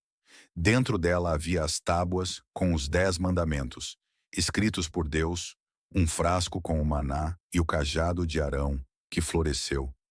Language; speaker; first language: Portuguese; native; Portuguese